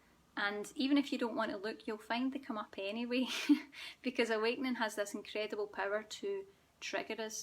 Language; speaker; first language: English; native; English